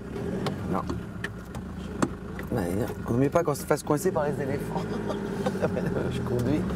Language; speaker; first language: French; native; French